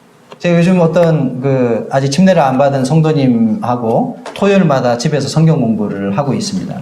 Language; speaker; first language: Korean; native; Korean